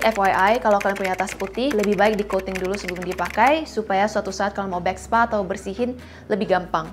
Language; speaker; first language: Indonesian; native; Indonesian